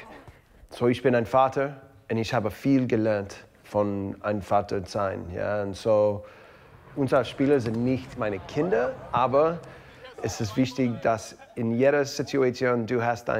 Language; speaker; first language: German; non-native, learner; English